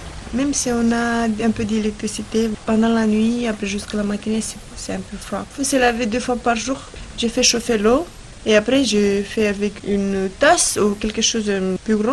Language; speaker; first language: French; non-native, fluent; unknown